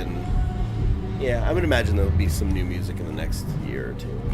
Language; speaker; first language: English; native; English